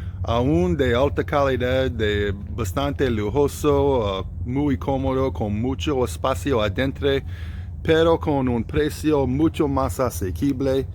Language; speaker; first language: Spanish; non-native, fluent; English